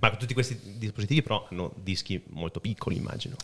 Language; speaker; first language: Italian; native; Italian